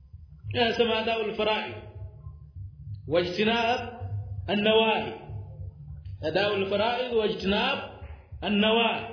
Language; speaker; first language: Arabic; non-native, fluent; Swahili